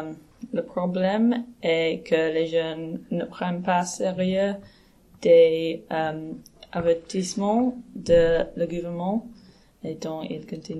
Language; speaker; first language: French; non-native, learner; English